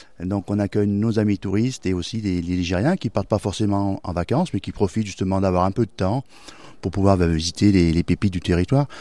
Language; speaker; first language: French; native; French